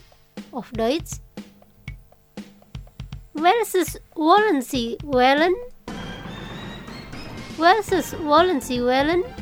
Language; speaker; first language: German; non-native, fluent; Indonesian